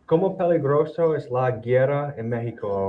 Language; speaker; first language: Spanish; non-native, learner; English